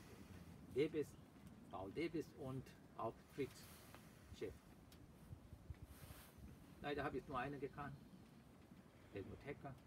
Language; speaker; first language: German; non-native, fluent; Sinhala